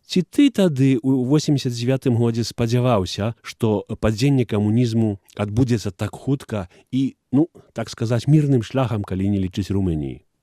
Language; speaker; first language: Belarusian; native; Belarusian